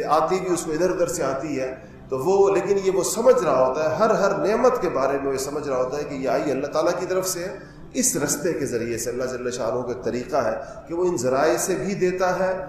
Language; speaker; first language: Urdu; non-native, local second language; Pashto